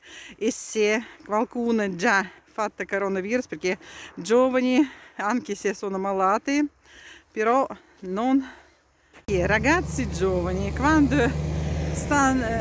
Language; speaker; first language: Italian; non-native, fluent; Russian